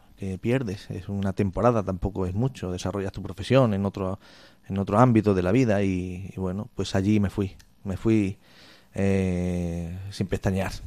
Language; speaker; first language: Spanish; native; Spanish